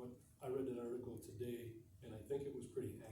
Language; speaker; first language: English; native; English